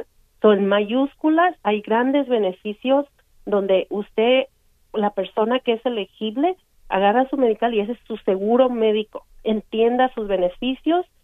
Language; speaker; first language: Spanish; native; Spanish